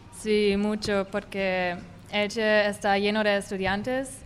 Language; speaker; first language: Spanish; non-native, fluent; German